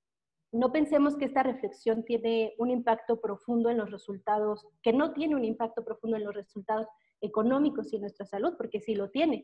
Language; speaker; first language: Spanish; native; Spanish